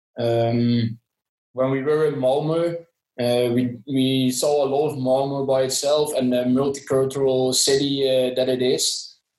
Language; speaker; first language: English; non-native, fluent; Dutch